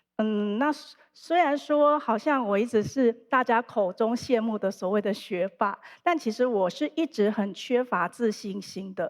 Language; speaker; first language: Chinese; native; Chinese